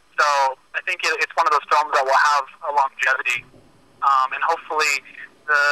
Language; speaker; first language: English; native; English